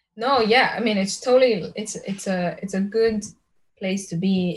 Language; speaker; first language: English; early bilingual, other home language; Slovenian